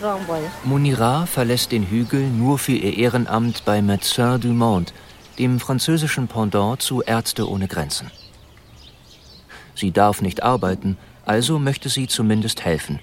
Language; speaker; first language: German; native; German